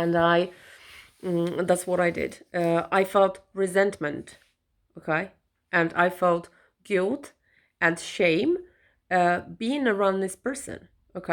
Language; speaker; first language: English; non-native, fluent; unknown